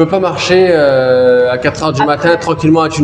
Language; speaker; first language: French; native; French